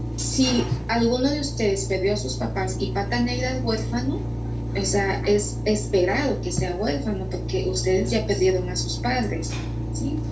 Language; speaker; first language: Spanish; native; Spanish